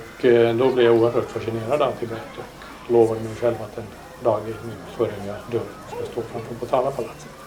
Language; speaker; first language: Swedish; native; Swedish